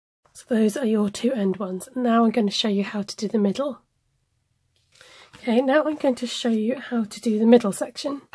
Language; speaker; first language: English; native; English